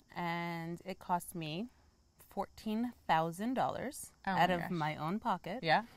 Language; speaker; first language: English; native; English